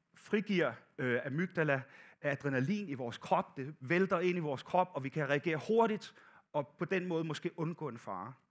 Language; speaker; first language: Danish; native; Danish